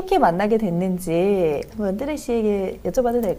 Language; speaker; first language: Korean; native; Korean